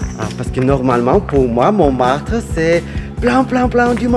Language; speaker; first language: French; non-native, learner; Russian